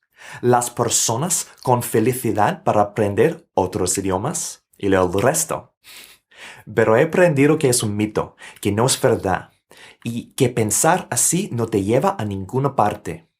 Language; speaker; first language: Spanish; non-native, fluent; English